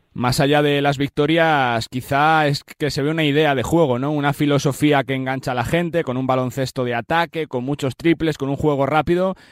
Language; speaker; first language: Spanish; native; Spanish